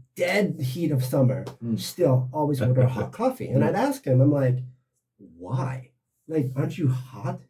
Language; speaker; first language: English; native; English